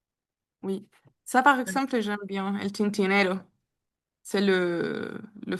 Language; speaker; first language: French; non-native, learner; Spanish